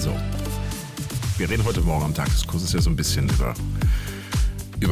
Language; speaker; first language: German; native; German